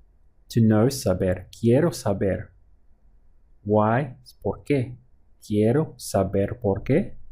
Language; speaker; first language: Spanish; non-native, fluent; English